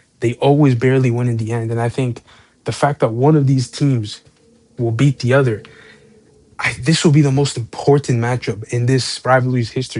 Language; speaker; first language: English; native; English